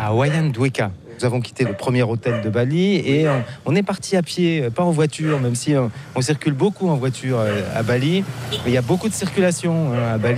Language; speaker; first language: French; native; French